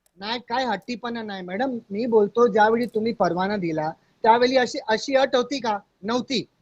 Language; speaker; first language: Marathi; non-native, local second language; Hindi